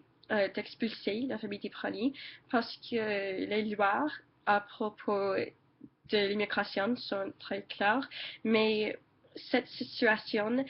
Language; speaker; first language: French; non-native, learner; English